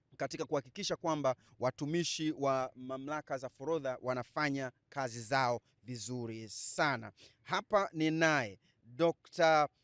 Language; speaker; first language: Swahili; native; Swahili